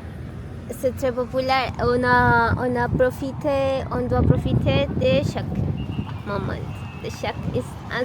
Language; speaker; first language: French; non-native, learner; Spanish